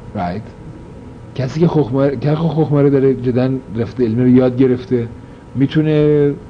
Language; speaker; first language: Persian; native; Persian